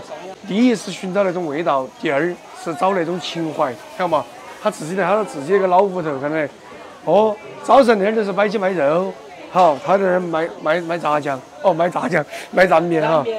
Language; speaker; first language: Chinese; native; Chinese